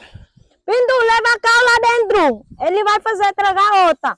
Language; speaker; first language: Portuguese; non-native, learner; Vietnamese